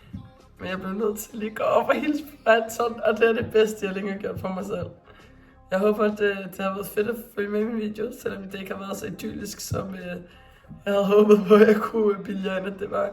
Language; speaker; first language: Danish; native; Danish